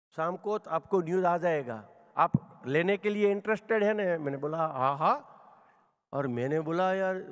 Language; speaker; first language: Hindi; non-native, local second language; Gujarati